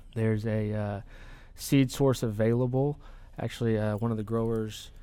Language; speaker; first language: English; native; English